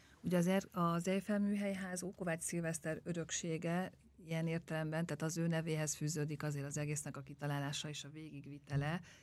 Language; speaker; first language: Hungarian; native; Hungarian